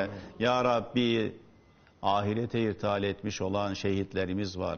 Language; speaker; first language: Turkish; native; Turkish